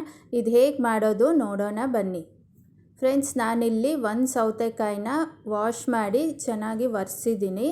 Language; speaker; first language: Kannada; native; Kannada